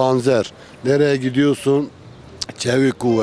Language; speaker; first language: Turkish; non-native, local second language; Kurdish